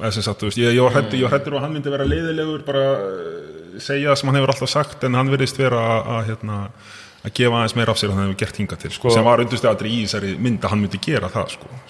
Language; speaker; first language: Icelandic; early bilingual, other home language; Russian